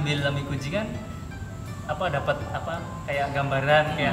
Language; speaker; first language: Indonesian; native; Indonesian